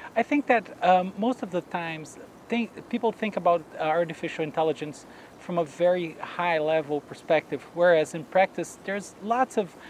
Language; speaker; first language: English; non-native, fluent; Portuguese